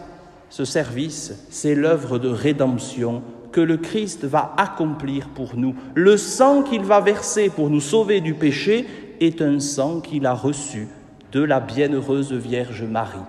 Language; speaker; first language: French; native; French